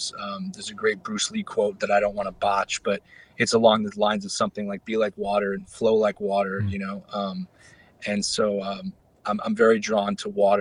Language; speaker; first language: English; native; English